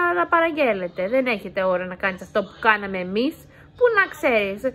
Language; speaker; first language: Greek; early bilingual, heritage; Greek